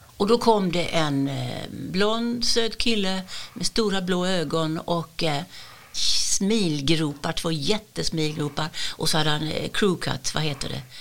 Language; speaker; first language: Swedish; native; Swedish